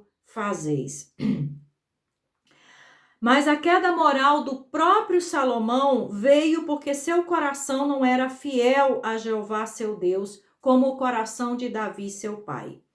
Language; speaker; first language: Portuguese; native; Portuguese